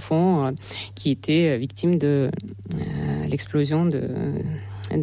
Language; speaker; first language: French; non-native, fluent; Russian